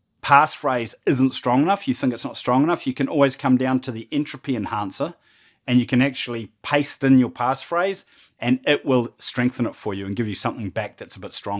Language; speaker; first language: English; native; English